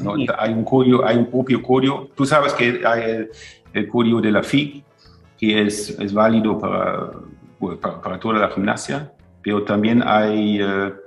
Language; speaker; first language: Spanish; non-native, fluent; German